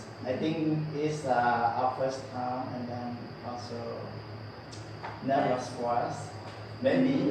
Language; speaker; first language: English; non-native, learner; Lao